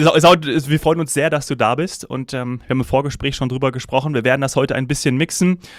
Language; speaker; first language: German; native; German